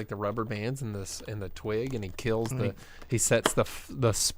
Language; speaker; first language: English; native; English